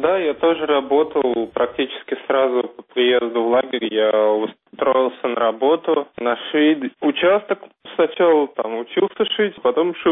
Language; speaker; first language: Russian; native; Russian